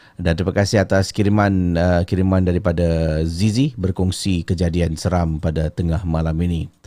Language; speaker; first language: Malay; native; Malay